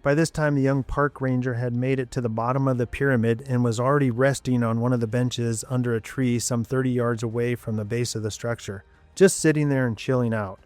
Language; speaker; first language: English; native; English